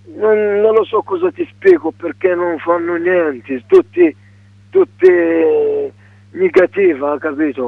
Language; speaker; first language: Italian; non-native, learner; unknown